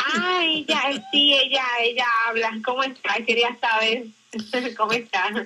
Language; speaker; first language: Spanish; native; Spanish